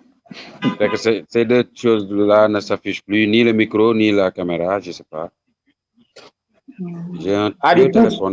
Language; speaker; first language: French; non-native, local second language; Wolof